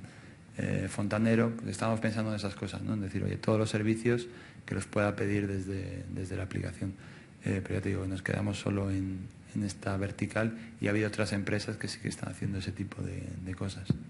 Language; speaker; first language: Spanish; native; Spanish